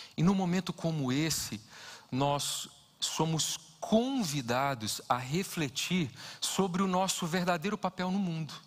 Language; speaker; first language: Portuguese; native; Portuguese